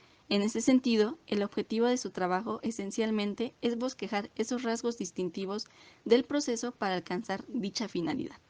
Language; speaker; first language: Spanish; native; Spanish